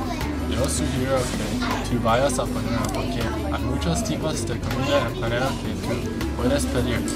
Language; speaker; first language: Spanish; non-native, learner; English